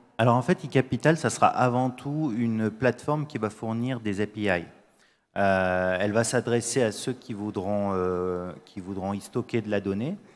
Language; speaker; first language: French; native; French